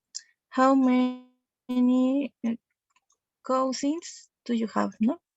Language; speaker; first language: English; non-native, learner; Spanish